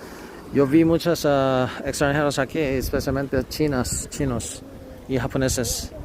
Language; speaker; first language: Spanish; non-native, learner; Korean